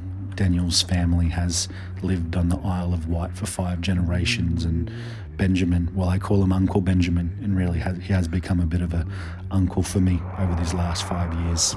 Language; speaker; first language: English; native; English